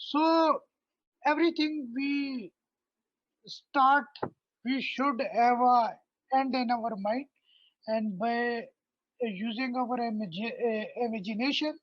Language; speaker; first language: English; non-native, learner; Turkish